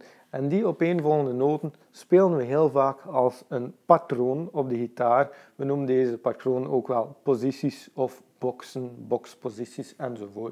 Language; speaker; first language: Dutch; native; Dutch